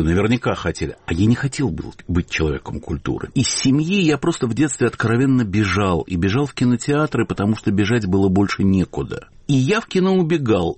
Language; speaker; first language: Russian; native; Russian